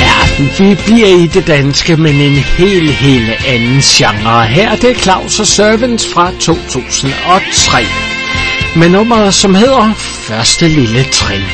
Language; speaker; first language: Danish; native; Danish